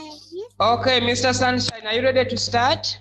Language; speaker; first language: English; non-native, fluent; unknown